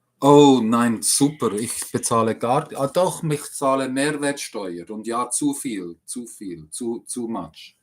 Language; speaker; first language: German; non-native, learner; English